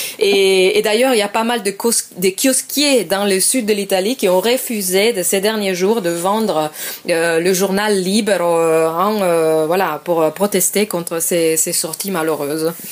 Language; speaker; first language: French; non-native, fluent; Italian